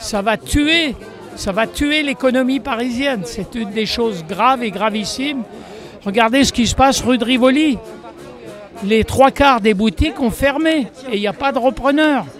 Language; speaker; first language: French; native; French